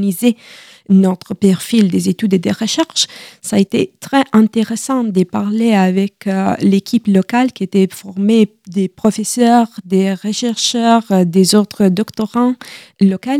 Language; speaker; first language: French; non-native, learner; Italian